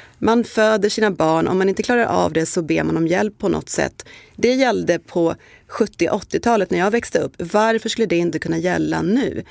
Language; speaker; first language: Swedish; early bilingual, other home language; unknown